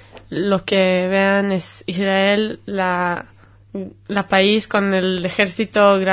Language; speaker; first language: Spanish; non-native, fluent; Hebrew